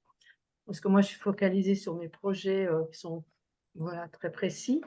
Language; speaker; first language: French; native; French